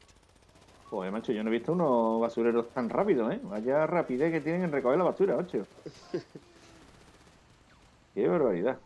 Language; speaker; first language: Spanish; native; Spanish